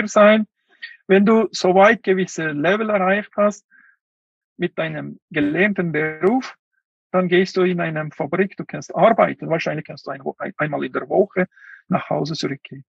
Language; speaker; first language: German; non-native, fluent; Uyghur